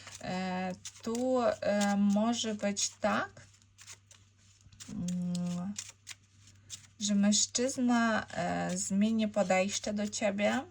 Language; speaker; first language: Polish; non-native, learner; Ukrainian